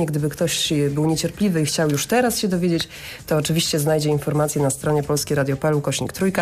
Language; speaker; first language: Polish; native; Polish